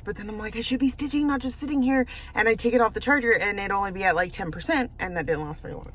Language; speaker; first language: English; native; English